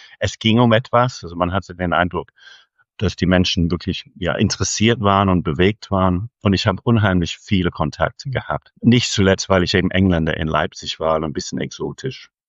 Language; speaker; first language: German; non-native, fluent; English